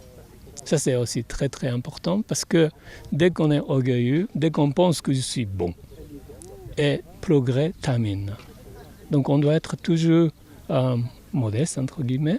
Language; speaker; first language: French; non-native, fluent; Japanese